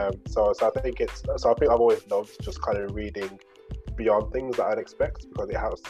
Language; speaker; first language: English; native; English